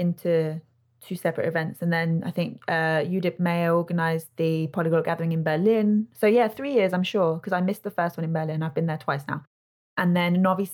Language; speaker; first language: English; native; English